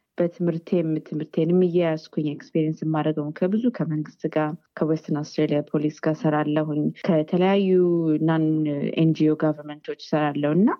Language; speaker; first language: Amharic; early bilingual, heritage; Amharic